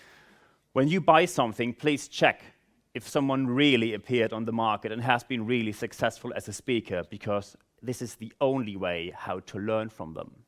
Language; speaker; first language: English; non-native, fluent; German